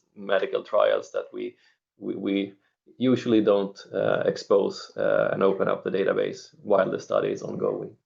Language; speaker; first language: English; non-native, fluent; Swedish